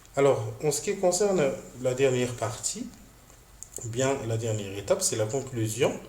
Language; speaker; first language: French; non-native, local second language; Arabic